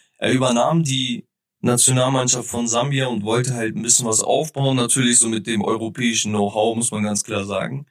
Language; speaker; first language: German; early bilingual, other home language; Turkish